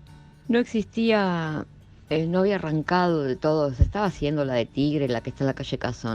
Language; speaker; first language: Spanish; native; Spanish